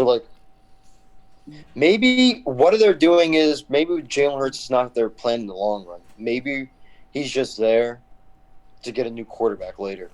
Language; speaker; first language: English; native; English